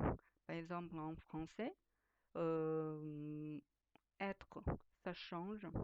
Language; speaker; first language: French; non-native, fluent; Chinese